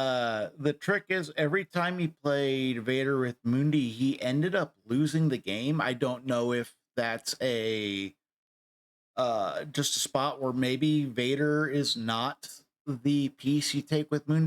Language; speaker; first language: English; native; English